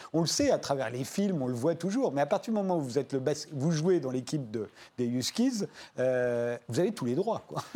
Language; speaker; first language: French; native; French